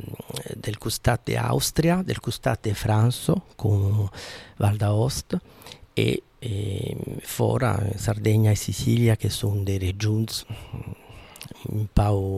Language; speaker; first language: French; non-native, fluent; Italian